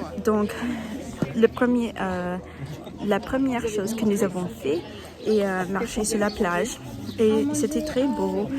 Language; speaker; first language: French; non-native, learner; English